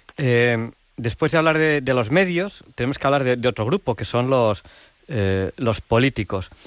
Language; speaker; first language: Spanish; native; Spanish